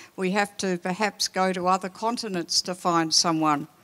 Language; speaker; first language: English; native; English